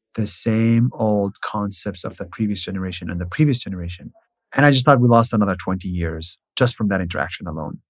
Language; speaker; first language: English; non-native, fluent; Hebrew